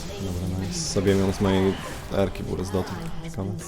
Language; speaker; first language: Polish; native; Polish